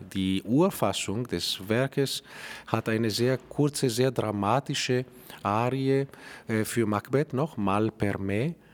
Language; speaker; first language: German; non-native, fluent; Greek